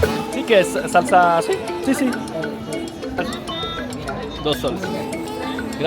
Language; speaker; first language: Spanish; non-native, learner; French